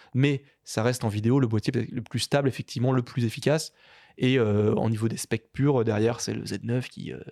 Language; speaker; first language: French; native; French